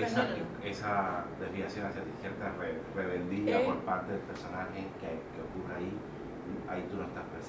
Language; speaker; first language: Spanish; native; Spanish